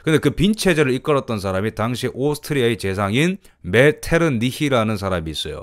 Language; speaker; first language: Korean; native; Korean